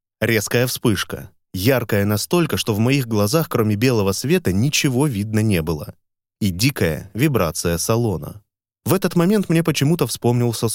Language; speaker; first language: Russian; native; Russian